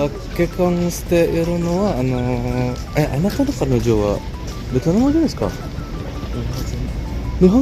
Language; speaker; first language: Japanese; non-native, learner; Indonesian